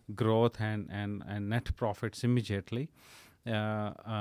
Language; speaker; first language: English; non-native, local second language; Punjabi